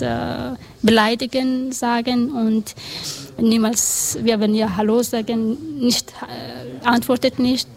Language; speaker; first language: German; non-native, learner; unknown